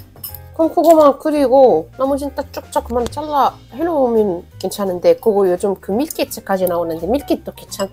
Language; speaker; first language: Korean; non-native, fluent; Arabic